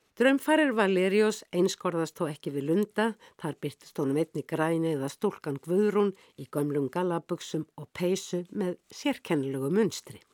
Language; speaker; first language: Icelandic; native; Icelandic